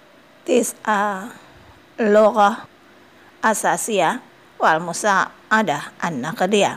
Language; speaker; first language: Arabic; non-native, fluent; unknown